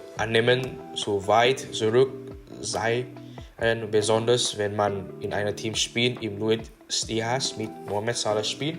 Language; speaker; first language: German; non-native, learner; English